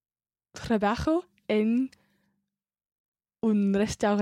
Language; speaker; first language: Spanish; non-native, learner; English